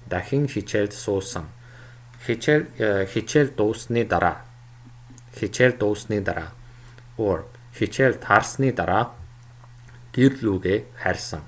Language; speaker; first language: Mongolian; non-native, fluent; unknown